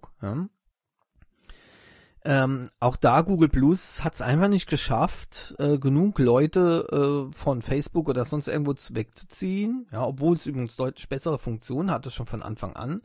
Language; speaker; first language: German; native; German